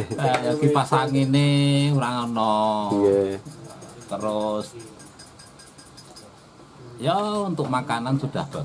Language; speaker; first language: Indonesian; non-native, local second language; Javanese